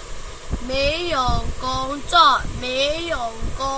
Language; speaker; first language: Chinese; non-native, fluent; Burmese